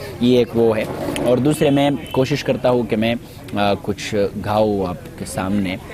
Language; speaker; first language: Urdu; non-native, local second language; Pashto